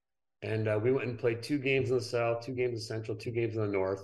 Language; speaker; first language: English; native; English